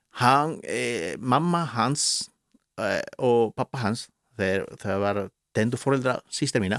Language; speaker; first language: Icelandic; non-native, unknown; Spanish